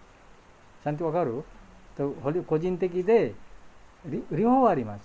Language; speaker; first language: Japanese; non-native, fluent; Bangla